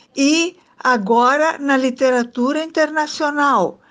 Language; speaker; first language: Portuguese; non-native, fluent; Italian